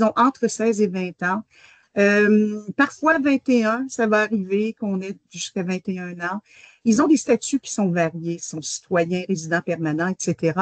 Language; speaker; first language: French; native; French